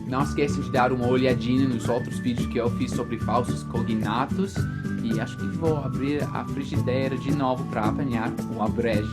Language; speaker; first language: Portuguese; non-native, fluent; English